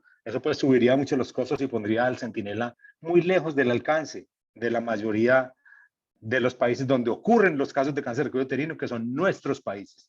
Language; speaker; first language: Spanish; native; Spanish